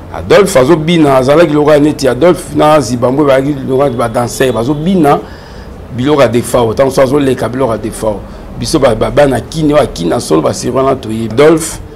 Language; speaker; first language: Lingala; native; Lingala